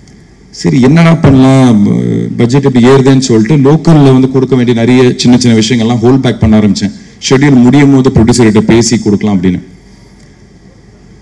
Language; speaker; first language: Tamil; native; Tamil